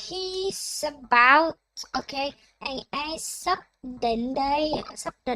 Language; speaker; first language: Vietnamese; non-native, learner; Thai